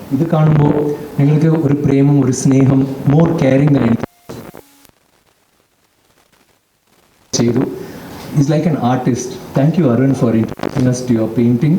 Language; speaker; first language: Malayalam; non-native, learner; Tamil